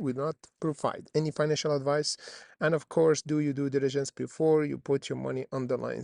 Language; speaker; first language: English; non-native, fluent; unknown